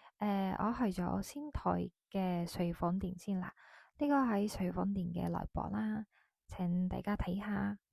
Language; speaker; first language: Cantonese; non-native, fluent; Japanese